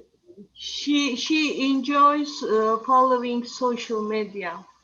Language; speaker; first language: English; non-native, learner; Turkish